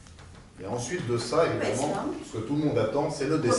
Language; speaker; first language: French; native; French